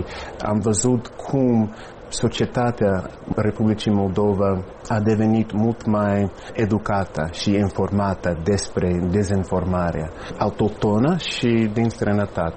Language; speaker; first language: Romanian; non-native, fluent; English